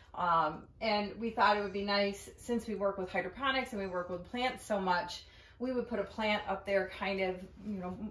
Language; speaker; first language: English; native; English